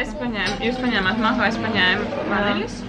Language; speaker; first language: Latvian; native; Latvian